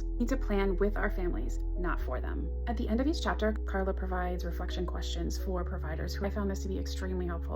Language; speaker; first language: English; native; English